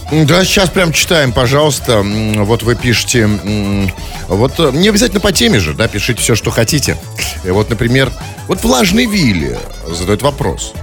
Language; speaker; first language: Russian; native; Russian